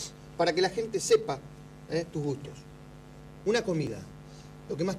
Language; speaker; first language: Spanish; native; Spanish